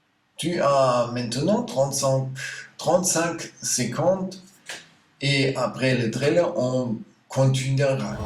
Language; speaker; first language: French; non-native, learner; German